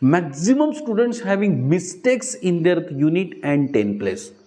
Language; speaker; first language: Hindi; non-native, local second language; Marathi